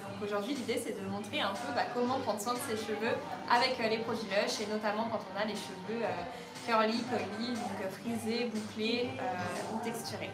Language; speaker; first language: French; native; French